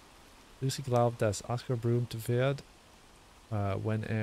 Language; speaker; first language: German; non-native, learner; English